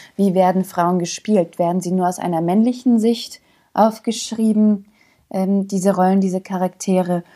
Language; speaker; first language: German; early bilingual, other home language; Croatian